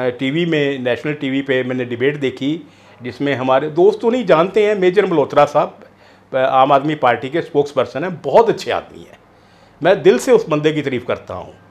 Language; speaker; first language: Hindi; non-native, local second language; Punjabi